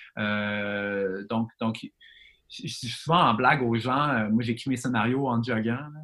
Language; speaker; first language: French; native; French